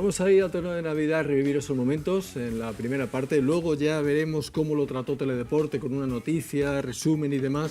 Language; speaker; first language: Spanish; native; Spanish